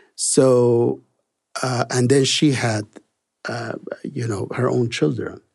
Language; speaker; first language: English; non-native, fluent; Persian